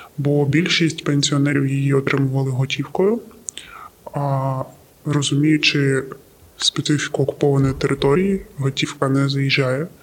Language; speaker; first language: Ukrainian; native; Ukrainian